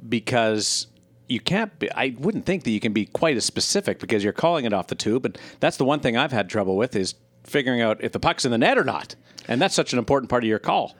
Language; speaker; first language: English; native; English